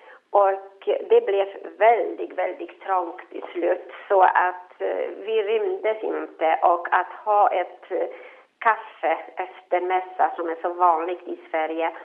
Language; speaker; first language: Swedish; non-native, fluent; Polish